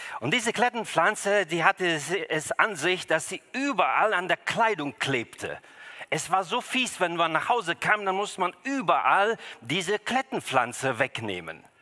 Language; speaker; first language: German; early bilingual, other home language; Russian